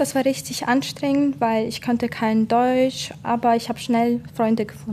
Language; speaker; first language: German; non-native, fluent; Ukrainian